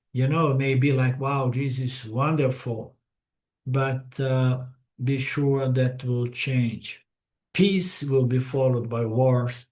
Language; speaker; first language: English; non-native, fluent; Portuguese